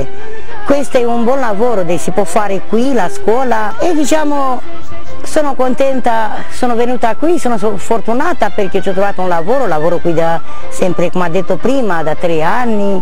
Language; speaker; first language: Italian; non-native, learner; Romanian